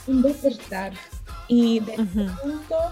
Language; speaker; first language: Spanish; early bilingual, heritage; Spanish